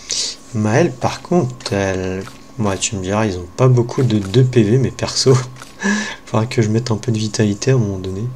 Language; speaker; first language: French; native; French